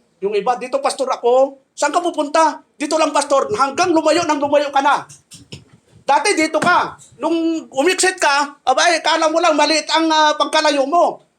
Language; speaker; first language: Filipino; native; Filipino